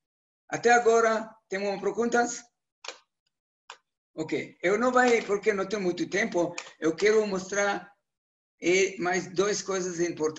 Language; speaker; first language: Portuguese; non-native, learner; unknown